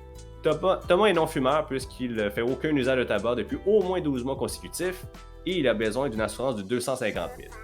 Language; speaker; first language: French; native; French